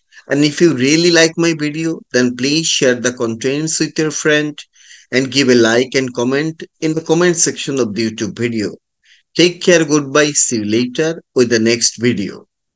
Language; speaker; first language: English; non-native, local second language; Bangla